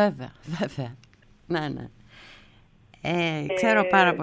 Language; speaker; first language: Greek; native; Greek